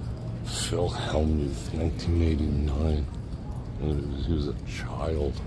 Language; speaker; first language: English; native; English